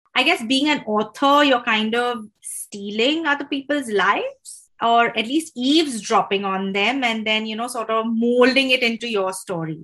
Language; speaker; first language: English; non-native, local second language; Hindi